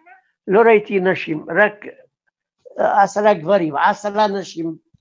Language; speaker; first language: Hebrew; non-native, learner; Arabic